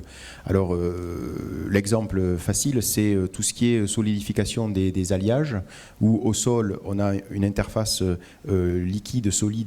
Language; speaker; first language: French; native; French